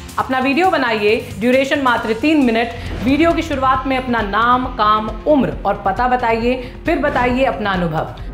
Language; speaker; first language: Hindi; native; Hindi